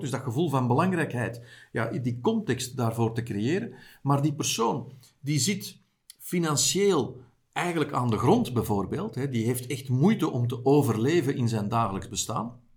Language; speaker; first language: Dutch; native; Dutch